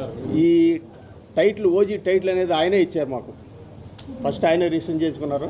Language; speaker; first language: Telugu; native; Telugu